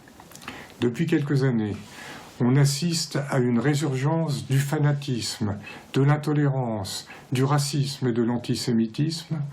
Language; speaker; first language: French; native; French